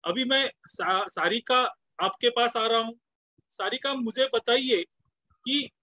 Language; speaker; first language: Hindi; non-native, local second language; Marathi